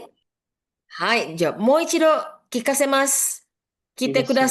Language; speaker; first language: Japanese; non-native, fluent; Indonesian